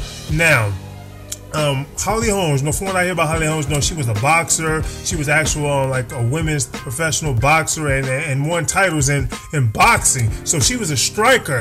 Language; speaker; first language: English; native; English